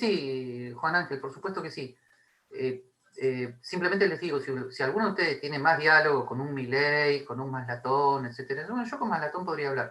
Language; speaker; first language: Spanish; native; Spanish